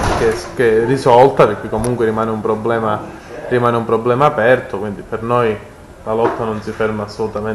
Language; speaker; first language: Italian; native; Italian